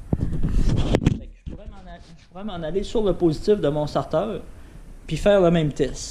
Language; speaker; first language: French; native; French